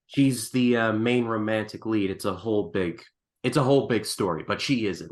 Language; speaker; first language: English; native; English